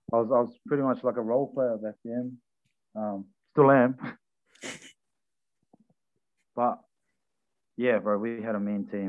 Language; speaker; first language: English; native; English